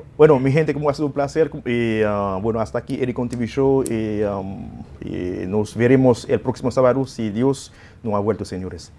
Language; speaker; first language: Spanish; non-native, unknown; Haitian Creole